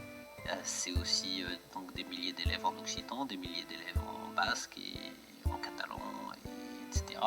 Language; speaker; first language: French; native; French